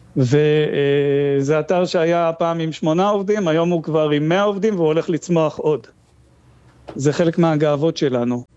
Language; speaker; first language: Hebrew; native; Hebrew